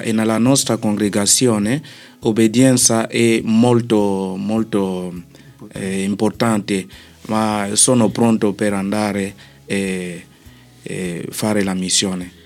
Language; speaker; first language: Italian; non-native, learner; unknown